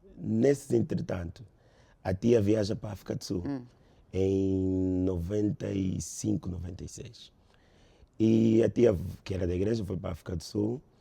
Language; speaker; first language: Portuguese; native; Portuguese